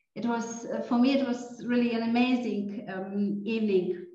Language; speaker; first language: English; non-native, fluent; Polish